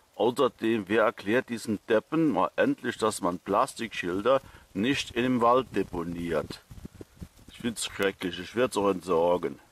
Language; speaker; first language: German; native; German